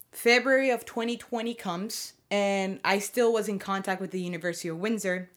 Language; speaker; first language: English; non-native, fluent; Spanish